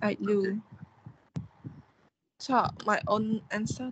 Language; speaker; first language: English; non-native, learner; Khmer